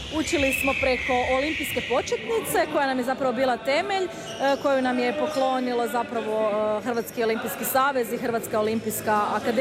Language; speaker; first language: Serbian; native; Serbian